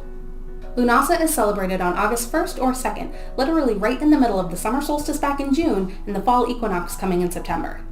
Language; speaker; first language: English; native; English